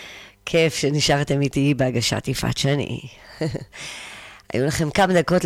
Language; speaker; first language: Hebrew; native; Hebrew